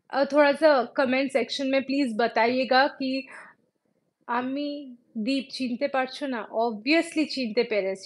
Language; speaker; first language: Hindi; non-native, local second language; Bangla